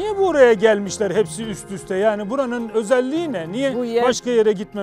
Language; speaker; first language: Turkish; native; Turkish